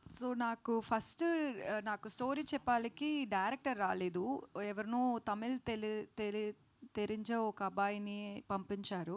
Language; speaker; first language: Telugu; non-native, learner; Tamil